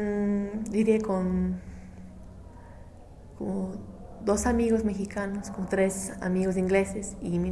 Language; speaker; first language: Spanish; non-native, fluent; English